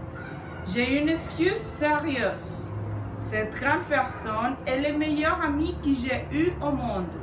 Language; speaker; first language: French; non-native, fluent; Spanish